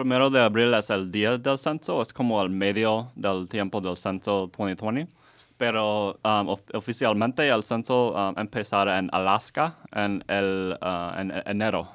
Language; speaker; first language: Spanish; non-native, learner; English